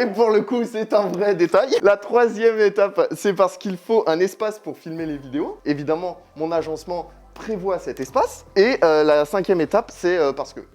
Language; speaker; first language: French; native; French